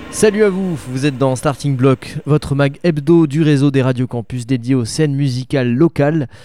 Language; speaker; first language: French; native; French